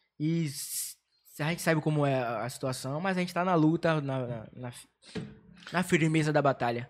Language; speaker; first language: Portuguese; native; Portuguese